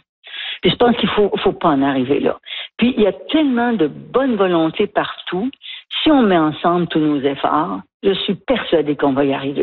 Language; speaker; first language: French; native; French